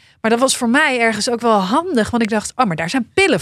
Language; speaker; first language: Dutch; native; Dutch